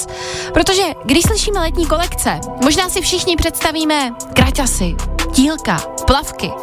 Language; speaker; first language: Czech; native; Czech